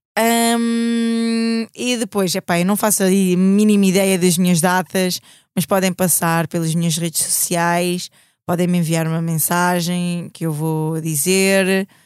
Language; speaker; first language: Portuguese; native; Portuguese